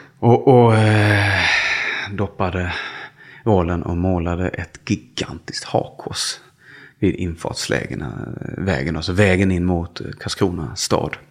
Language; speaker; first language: Swedish; native; Swedish